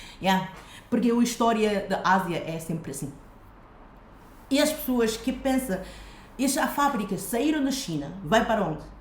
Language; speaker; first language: Portuguese; non-native, fluent; Chinese